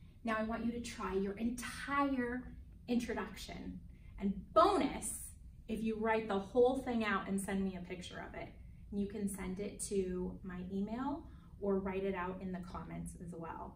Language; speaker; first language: English; native; English